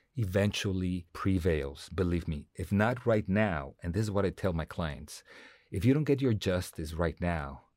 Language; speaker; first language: English; non-native, fluent; Spanish